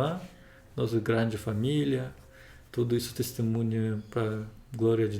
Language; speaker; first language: Portuguese; non-native, learner; Russian